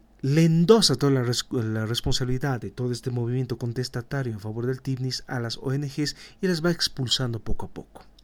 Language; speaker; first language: Spanish; native; Spanish